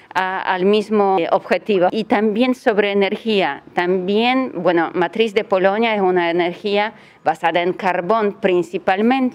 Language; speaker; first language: Spanish; non-native, fluent; Polish